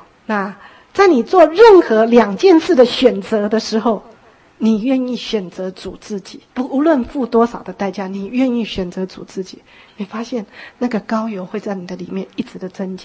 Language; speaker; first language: Chinese; native; Chinese